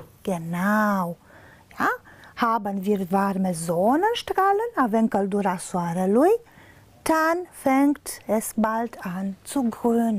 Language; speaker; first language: German; non-native, fluent; Romanian